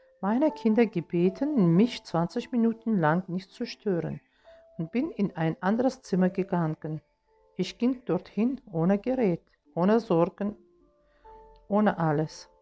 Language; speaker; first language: German; non-native, fluent; Russian